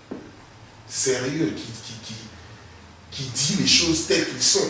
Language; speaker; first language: French; non-native, local second language; Lingala